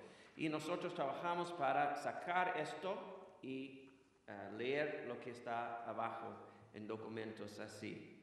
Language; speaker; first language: Spanish; non-native, fluent; English